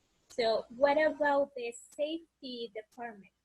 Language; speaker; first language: English; non-native, learner; Spanish